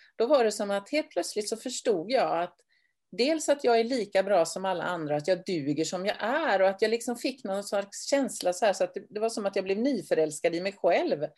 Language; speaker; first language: Swedish; native; Swedish